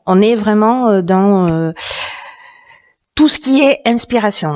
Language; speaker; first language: French; native; French